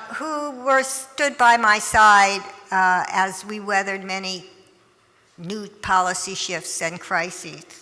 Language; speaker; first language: English; native; English